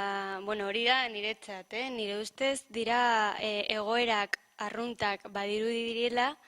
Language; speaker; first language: Basque; non-native, local second language; Spanish